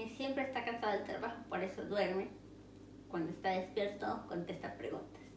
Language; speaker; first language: Spanish; native; Spanish